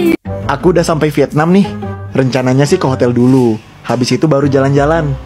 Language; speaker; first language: Indonesian; native; Indonesian